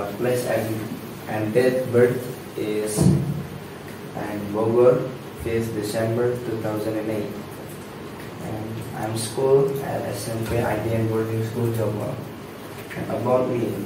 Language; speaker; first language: English; non-native, learner; Indonesian